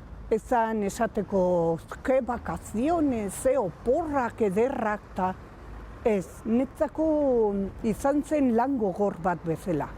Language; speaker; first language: Basque; non-native, local second language; Spanish